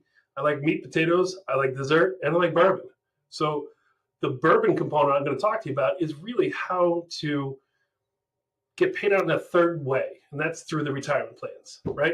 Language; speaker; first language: English; native; English